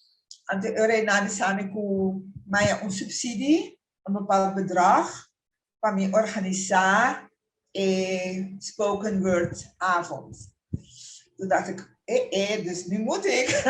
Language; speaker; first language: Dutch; non-native, local second language; Papiamento